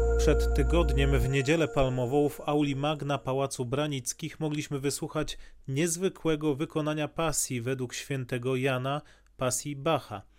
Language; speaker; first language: Polish; native; Polish